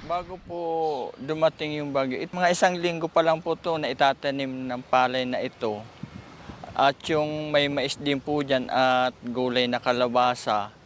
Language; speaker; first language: Filipino; non-native, local second language; Iloko